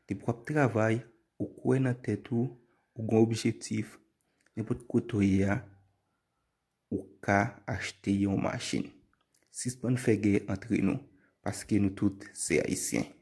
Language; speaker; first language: French; non-native, local second language; Haitian Creole